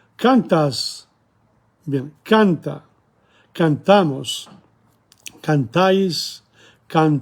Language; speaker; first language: Spanish; non-native, learner; English